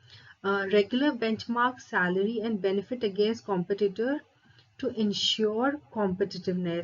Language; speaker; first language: English; non-native, local second language; Hindi